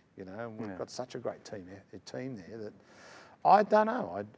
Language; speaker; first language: English; native; English